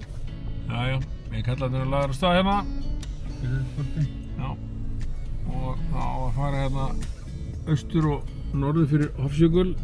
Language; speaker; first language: Icelandic; native; Icelandic